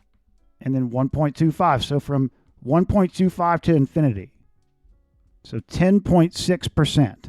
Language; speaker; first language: English; native; English